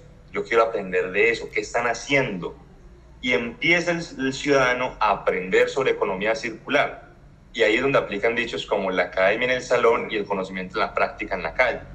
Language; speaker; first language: Spanish; native; Spanish